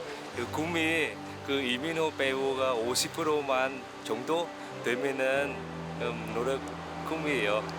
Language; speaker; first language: Korean; non-native, learner; Vietnamese